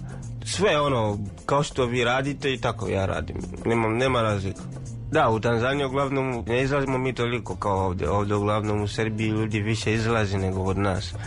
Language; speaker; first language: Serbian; non-native, fluent; Swahili